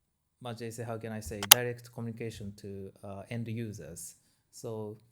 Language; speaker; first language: English; non-native, learner; Japanese